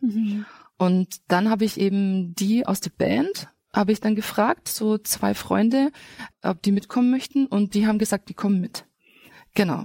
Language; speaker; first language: German; native; German